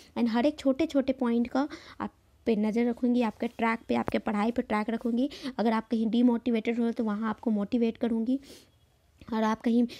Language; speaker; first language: Hindi; native; Hindi